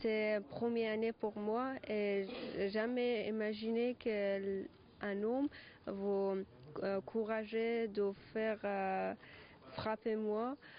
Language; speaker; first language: French; non-native, learner; Persian